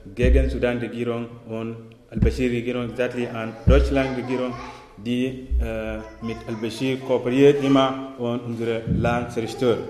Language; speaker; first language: German; non-native, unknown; Arabic